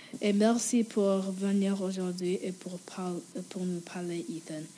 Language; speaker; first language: French; non-native, fluent; English